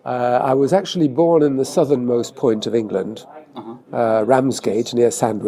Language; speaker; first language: English; native; English